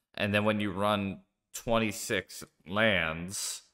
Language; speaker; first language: English; native; English